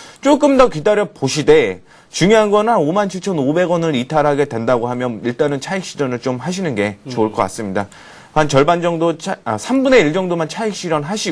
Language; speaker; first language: Korean; native; Korean